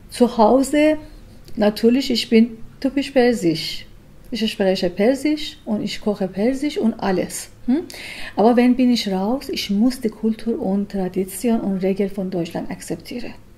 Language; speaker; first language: German; non-native, learner; Persian